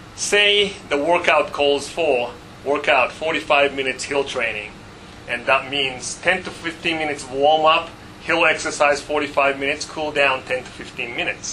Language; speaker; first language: English; non-native, fluent; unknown